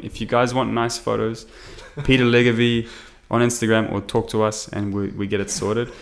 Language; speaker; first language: English; native; English